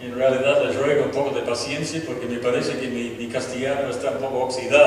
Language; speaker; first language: Spanish; non-native, fluent; English